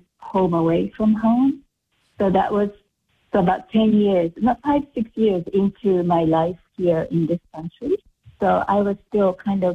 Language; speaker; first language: English; non-native, fluent; Japanese